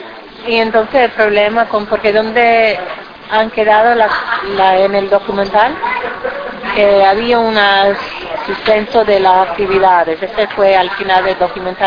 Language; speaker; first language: Spanish; non-native, fluent; English